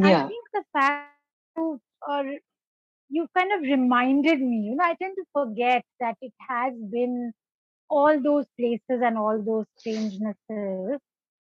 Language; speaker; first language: English; non-native, local second language; Bangla